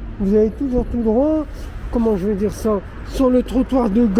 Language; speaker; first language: French; native; French